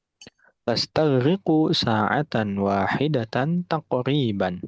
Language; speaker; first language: Arabic; non-native, fluent; Indonesian